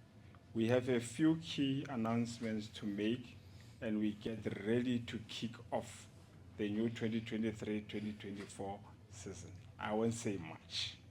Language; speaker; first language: English; non-native, local second language; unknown